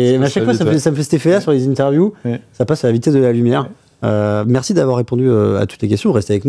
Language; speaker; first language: French; native; French